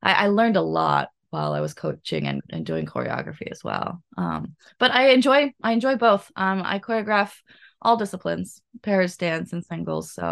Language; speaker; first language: English; native; English